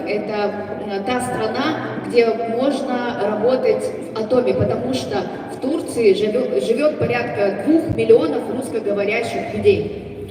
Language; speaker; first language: Russian; native; Russian